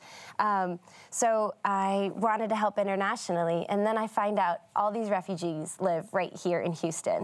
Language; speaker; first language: English; native; English